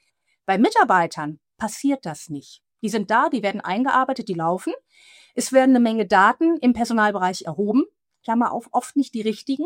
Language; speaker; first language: German; native; German